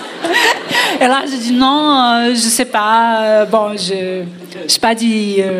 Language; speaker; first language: French; non-native, fluent; Portuguese